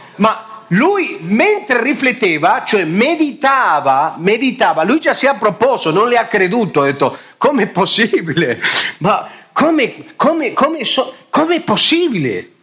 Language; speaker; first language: Italian; non-native, fluent; Spanish